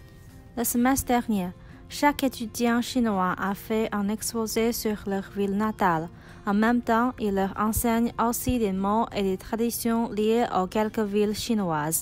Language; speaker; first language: French; non-native, learner; Chinese